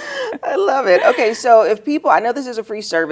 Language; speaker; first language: English; native; English